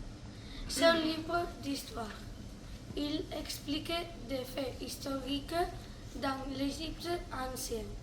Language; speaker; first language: French; non-native, learner; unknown